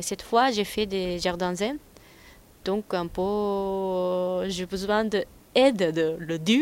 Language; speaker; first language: French; non-native, learner; Japanese